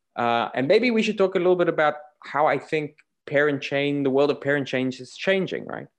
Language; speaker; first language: English; native; English